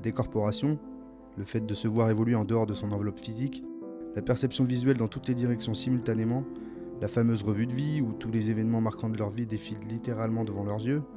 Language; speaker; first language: French; native; French